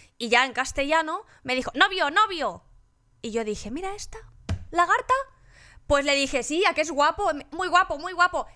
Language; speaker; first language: Spanish; native; Spanish